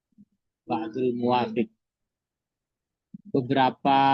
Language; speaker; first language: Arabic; non-native, fluent; Indonesian